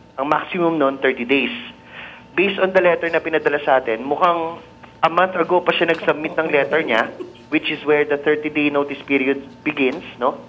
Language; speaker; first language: Filipino; native; Filipino